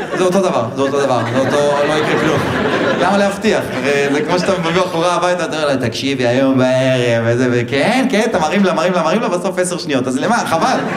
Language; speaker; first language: Hebrew; native; Hebrew